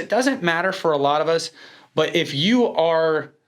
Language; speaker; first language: English; native; English